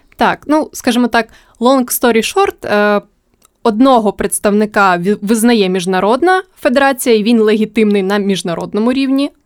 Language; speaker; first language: Ukrainian; native; Ukrainian